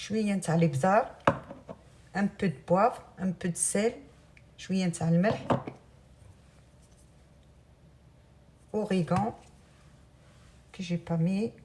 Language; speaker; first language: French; non-native, local second language; Arabic